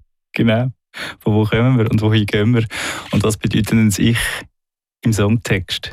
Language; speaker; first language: German; native; German